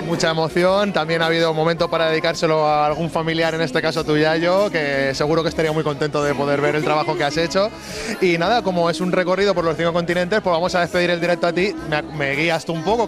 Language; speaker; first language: Spanish; native; Spanish